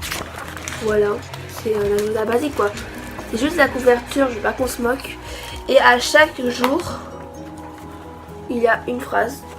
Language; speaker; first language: French; native; French